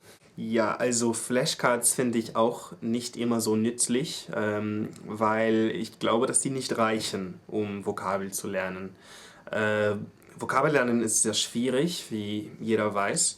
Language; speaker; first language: German; non-native, fluent; English